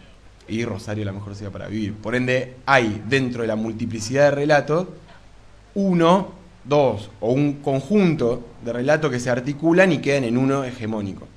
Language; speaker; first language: Spanish; native; Spanish